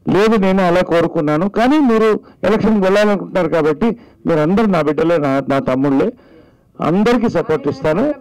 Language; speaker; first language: Telugu; native; Telugu